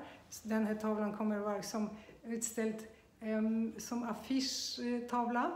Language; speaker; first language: Swedish; non-native, fluent; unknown